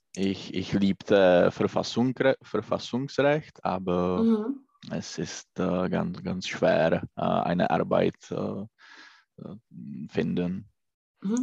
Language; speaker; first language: German; non-native, learner; Czech